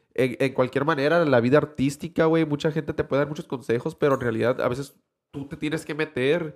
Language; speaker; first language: Spanish; early bilingual, heritage; Spanish